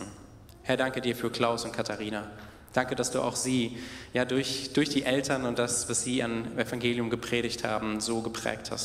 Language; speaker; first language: German; native; German